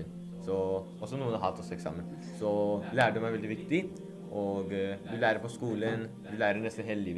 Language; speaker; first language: Norwegian; early bilingual, other home language; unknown